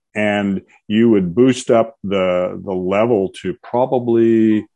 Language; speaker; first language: English; native; English